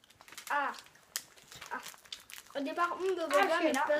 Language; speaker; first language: French; native; French